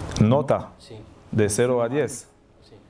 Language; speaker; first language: Spanish; non-native, learner; French